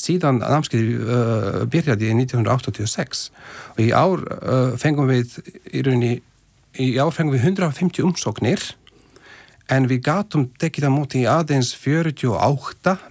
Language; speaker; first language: Icelandic; non-native, fluent; Slovak